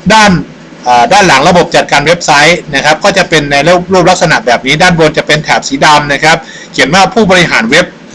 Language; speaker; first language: Thai; native; Thai